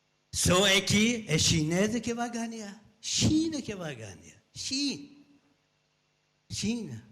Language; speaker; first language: Portuguese; non-native, learner; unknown